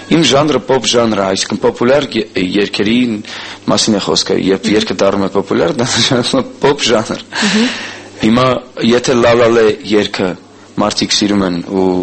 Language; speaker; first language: Armenian; early bilingual, heritage; Armenian